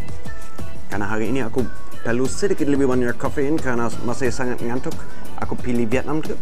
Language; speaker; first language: Indonesian; non-native, fluent; German